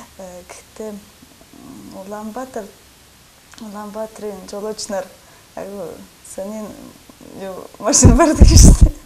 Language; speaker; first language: Mongolian; non-native, learner; Russian